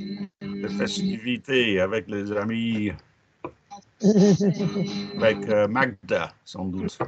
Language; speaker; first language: French; non-native, fluent; English